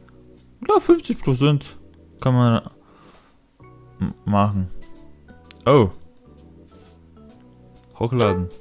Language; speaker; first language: German; non-native, fluent; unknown